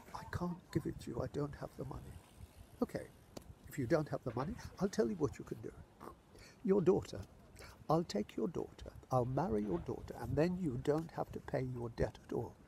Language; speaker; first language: English; native; English